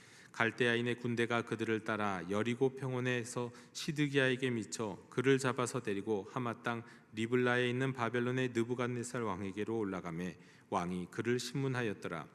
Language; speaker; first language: Korean; native; Korean